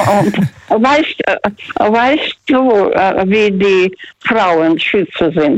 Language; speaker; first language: German; non-native, fluent; Russian